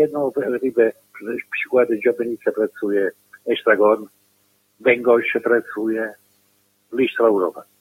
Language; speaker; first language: Polish; non-native, learner; Italian